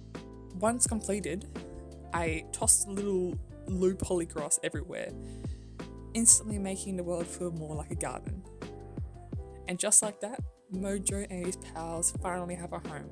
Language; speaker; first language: English; native; English